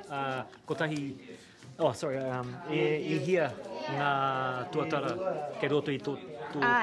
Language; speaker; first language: Māori; non-native, learner; English